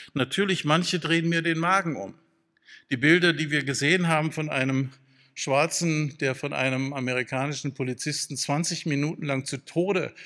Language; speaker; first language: German; native; German